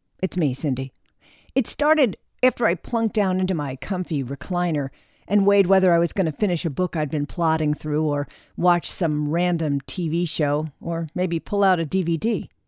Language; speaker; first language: English; native; English